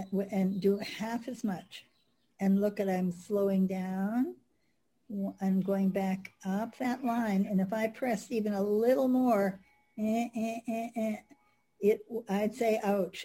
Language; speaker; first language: English; native; English